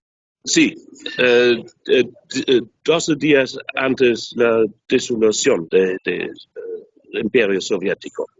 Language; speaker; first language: Spanish; non-native, learner; German